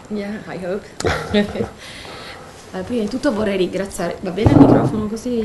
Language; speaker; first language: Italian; native; Italian